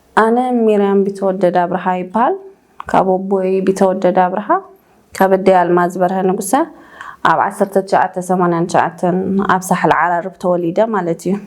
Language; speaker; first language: Tigrinya; native; Tigrinya